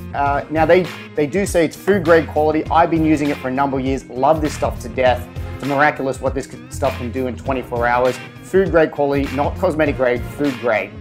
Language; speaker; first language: English; native; English